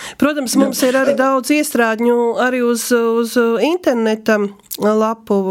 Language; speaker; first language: Latvian; native; Latvian